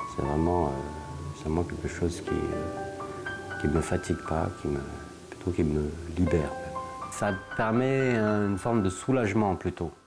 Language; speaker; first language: French; native; French